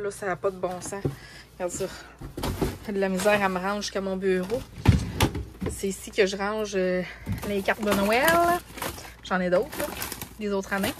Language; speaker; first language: French; native; French